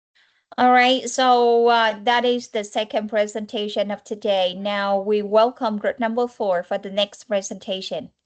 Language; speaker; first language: English; non-native, fluent; Vietnamese